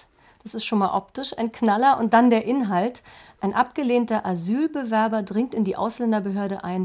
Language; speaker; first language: German; native; German